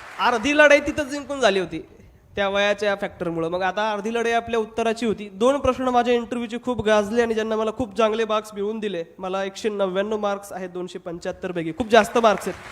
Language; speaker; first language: Marathi; non-native, local second language; Hindi